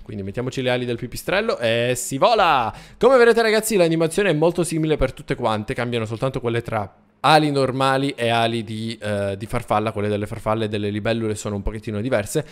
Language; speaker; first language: Italian; native; Italian